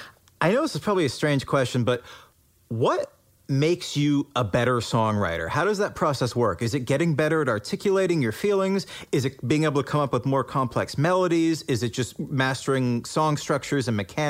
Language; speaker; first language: English; native; English